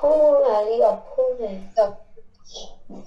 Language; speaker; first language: French; non-native, learner; Chinese